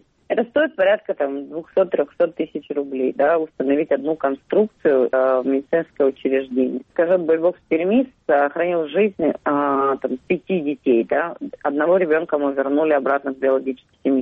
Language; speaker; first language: Russian; native; Russian